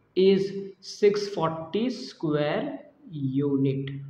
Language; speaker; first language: English; non-native, local second language; Marathi